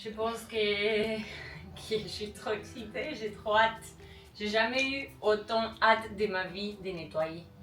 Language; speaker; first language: French; non-native, fluent; Spanish